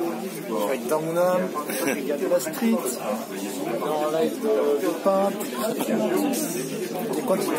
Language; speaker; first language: French; native; French